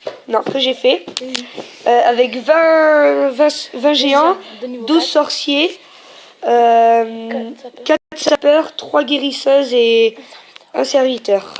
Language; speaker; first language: French; native; French